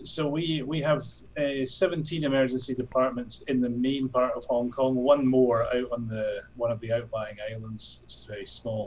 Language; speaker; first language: English; native; English